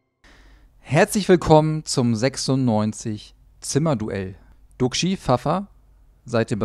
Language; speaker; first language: German; native; German